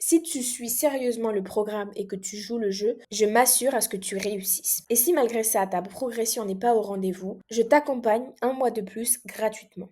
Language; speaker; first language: French; non-native, local second language; Comorian